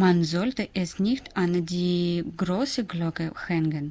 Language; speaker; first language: German; non-native, learner; Russian